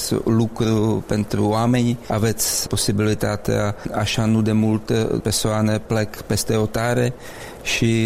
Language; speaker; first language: Romanian; non-native, learner; Czech